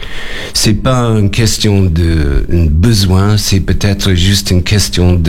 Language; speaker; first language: French; non-native, learner; English